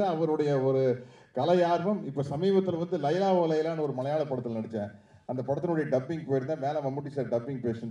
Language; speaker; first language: Tamil; native; Tamil